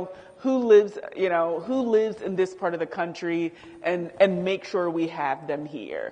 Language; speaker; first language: English; native; English